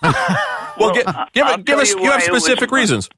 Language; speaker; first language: English; native; English